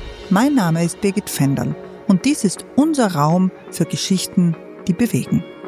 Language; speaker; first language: German; native; German